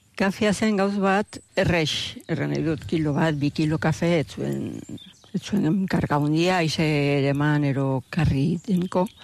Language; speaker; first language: Basque; native; Basque